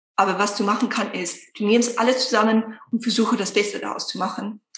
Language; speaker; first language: German; non-native, fluent; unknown